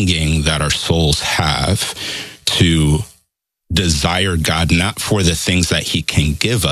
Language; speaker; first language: English; non-native, fluent; Spanish